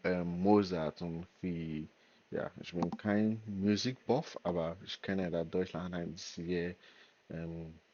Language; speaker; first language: German; non-native, learner; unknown